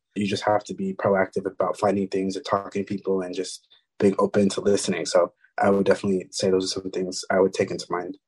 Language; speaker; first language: English; early bilingual, other home language; French